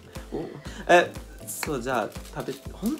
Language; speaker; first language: Japanese; non-native, learner; English